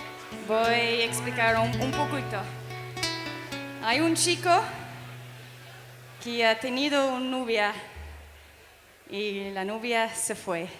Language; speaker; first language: Spanish; non-native, learner; English